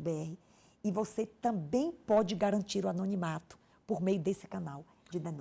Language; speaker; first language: Portuguese; native; Portuguese